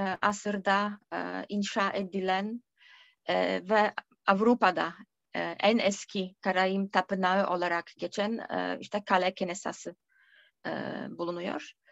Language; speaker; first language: Turkish; non-native, fluent; Polish